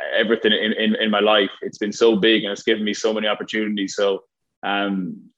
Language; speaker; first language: English; native; English